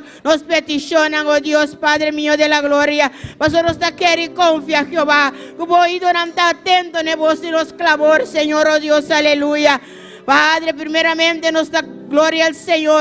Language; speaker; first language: Spanish; non-native, learner; Papiamento